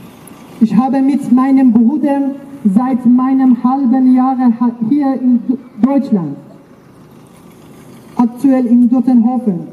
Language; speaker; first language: German; non-native, learner; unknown